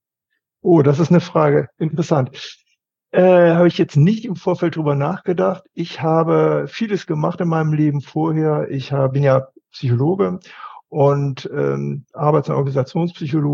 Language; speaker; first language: German; native; German